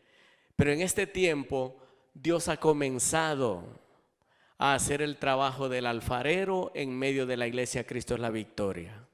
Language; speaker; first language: Spanish; native; Spanish